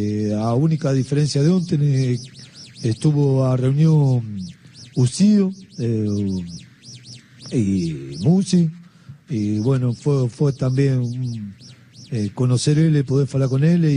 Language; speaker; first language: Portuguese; non-native, learner; Spanish